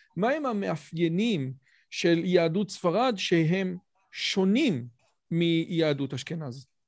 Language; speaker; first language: Hebrew; native; Hebrew